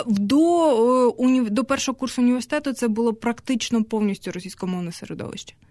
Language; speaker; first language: Ukrainian; non-native, local second language; Russian